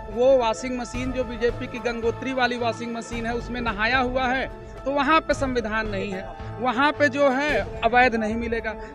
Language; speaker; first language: Hindi; native; Hindi